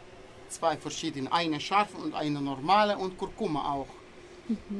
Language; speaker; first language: German; non-native, learner; Arabic